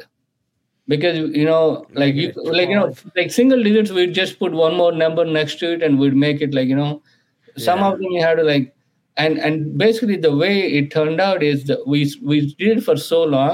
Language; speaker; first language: English; non-native, local second language; Telugu